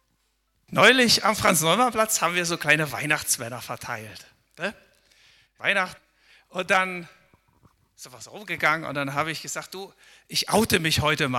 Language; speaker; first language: German; native; German